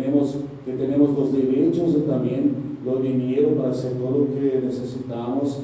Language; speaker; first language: Spanish; non-native, learner; Portuguese